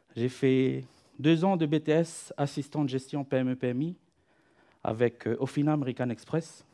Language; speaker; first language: French; non-native, fluent; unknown